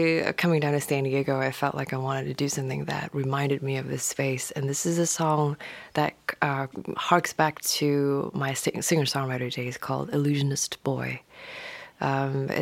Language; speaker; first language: English; non-native, local second language; Cantonese